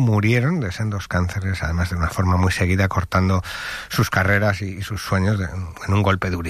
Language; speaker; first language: Spanish; native; Spanish